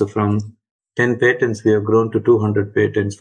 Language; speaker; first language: English; non-native, local second language; Tamil